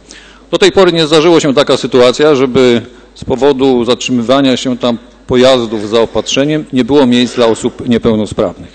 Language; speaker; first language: Polish; native; Polish